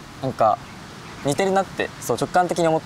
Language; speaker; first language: Japanese; native; Japanese